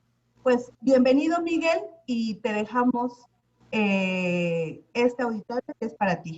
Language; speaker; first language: Spanish; native; Spanish